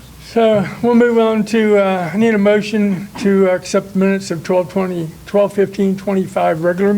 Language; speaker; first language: English; native; English